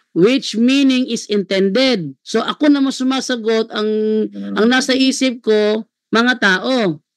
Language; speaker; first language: Filipino; non-native, local second language; Cebuano